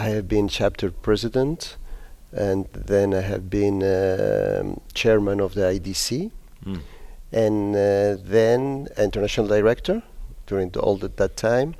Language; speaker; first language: English; non-native, learner; Spanish